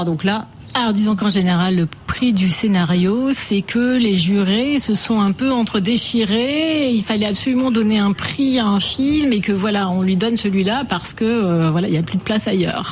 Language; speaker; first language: French; native; French